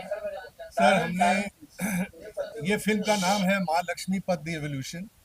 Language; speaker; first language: Hindi; native; Hindi